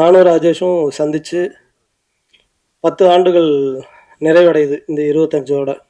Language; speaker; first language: Tamil; native; Tamil